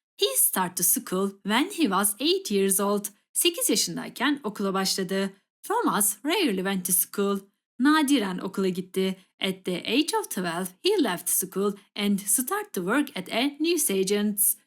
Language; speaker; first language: English; non-native, fluent; Turkish